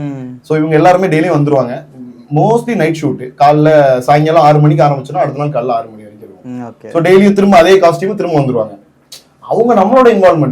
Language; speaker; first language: Tamil; native; Tamil